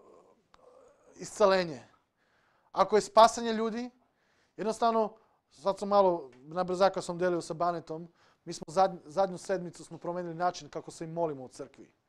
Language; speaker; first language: Serbian; non-native, local second language; Slovak